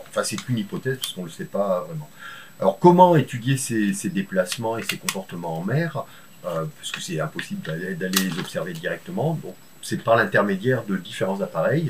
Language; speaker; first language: French; native; French